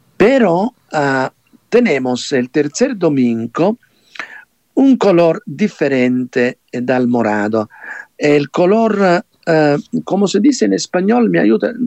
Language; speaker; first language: Spanish; non-native, fluent; Italian